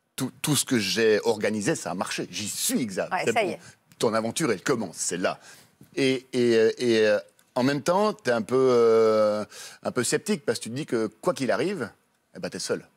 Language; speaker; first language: French; native; French